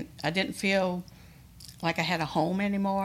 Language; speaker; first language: English; native; English